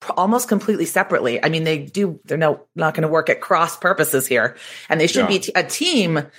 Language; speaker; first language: English; native; English